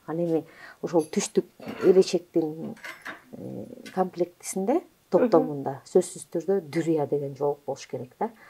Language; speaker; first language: Kyrgyz; native; Kyrgyz